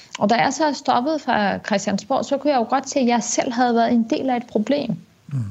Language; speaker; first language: Danish; early bilingual, other home language; Kurdish